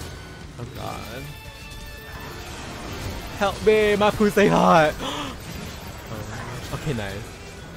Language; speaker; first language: English; native; English